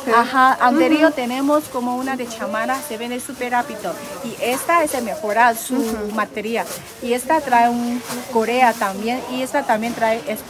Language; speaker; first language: Spanish; non-native, learner; Chinese